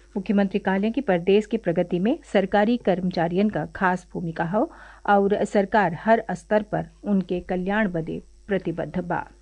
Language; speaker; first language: Bhojpuri; native; Bhojpuri